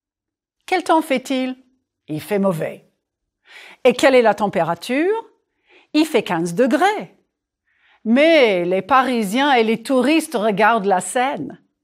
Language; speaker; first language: French; non-native, fluent; English